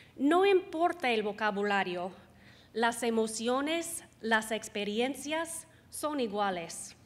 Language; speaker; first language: Spanish; non-native, fluent; English